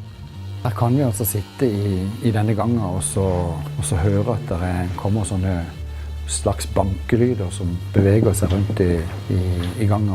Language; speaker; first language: Norwegian; native; Norwegian